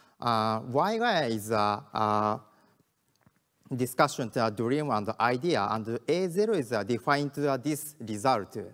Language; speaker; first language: English; non-native, learner; Japanese